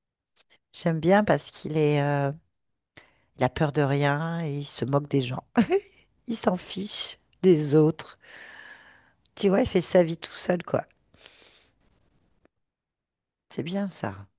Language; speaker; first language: French; native; French